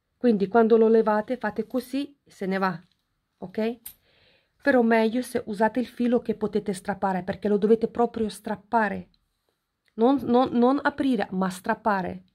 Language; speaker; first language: Italian; non-native, fluent; Ukrainian